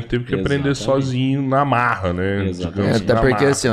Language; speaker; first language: Portuguese; native; Portuguese